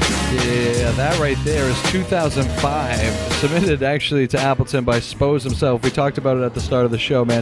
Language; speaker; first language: English; native; English